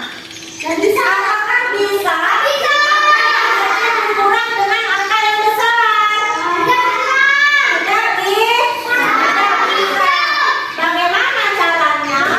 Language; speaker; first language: Indonesian; native; Indonesian